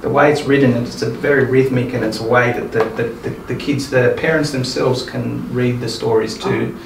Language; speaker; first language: English; early bilingual, other home language; Spanish